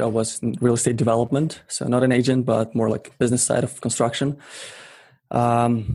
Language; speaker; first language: English; non-native, fluent; Ukrainian